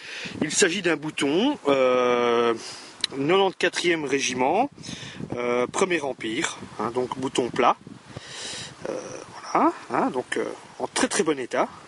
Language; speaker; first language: French; native; French